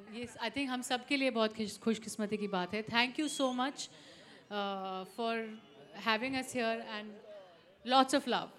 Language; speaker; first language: Hindi; native; Hindi